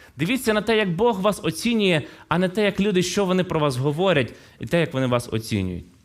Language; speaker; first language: Ukrainian; non-native, local second language; Russian